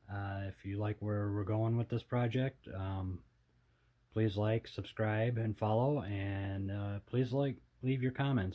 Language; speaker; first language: English; native; English